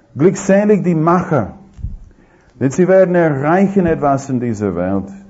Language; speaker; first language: German; non-native, fluent; English